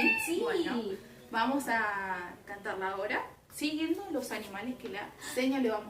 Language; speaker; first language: Spanish; native; Spanish